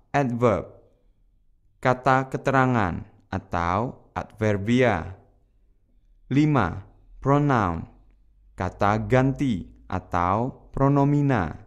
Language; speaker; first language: Indonesian; native; Indonesian